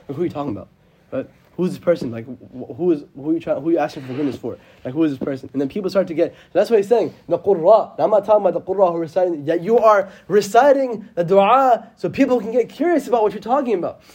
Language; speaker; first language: English; native; English